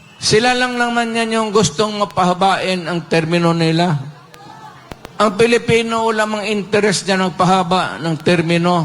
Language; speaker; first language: Filipino; non-native, local second language; Cebuano